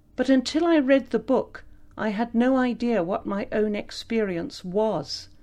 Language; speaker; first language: English; native; English